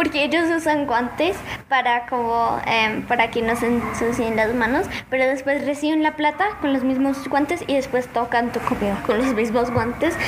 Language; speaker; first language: Spanish; early bilingual, heritage; Spanish